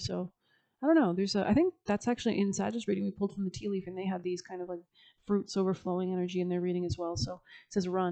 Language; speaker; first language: English; native; English